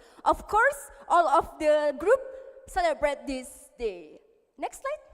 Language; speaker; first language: English; non-native, learner; Indonesian